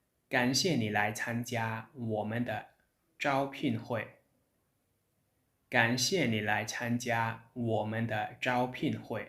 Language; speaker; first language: Chinese; non-native, fluent; Lao